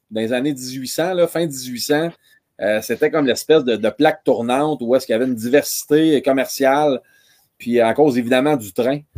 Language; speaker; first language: French; native; French